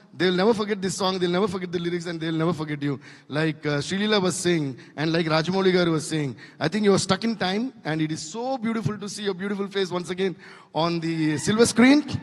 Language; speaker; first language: English; non-native, local second language; Telugu